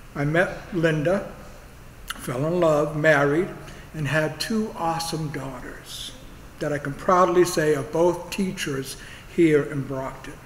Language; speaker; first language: English; native; English